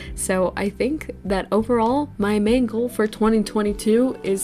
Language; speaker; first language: English; native; English